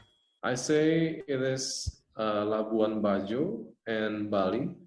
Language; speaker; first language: English; non-native, fluent; Indonesian